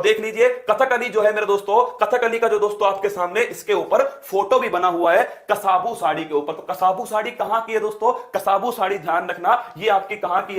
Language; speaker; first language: Hindi; native; Hindi